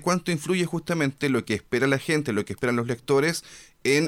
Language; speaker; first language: Spanish; native; Spanish